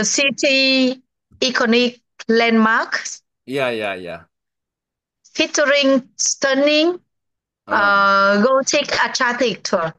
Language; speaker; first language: English; non-native, learner; Vietnamese